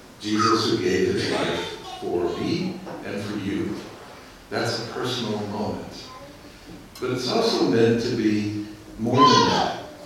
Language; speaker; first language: English; native; English